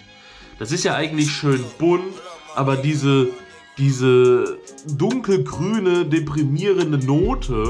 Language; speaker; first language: German; native; German